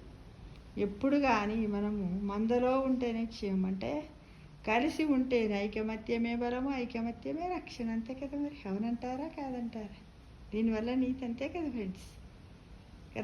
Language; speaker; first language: Telugu; native; Telugu